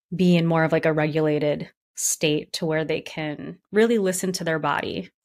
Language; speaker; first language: English; native; English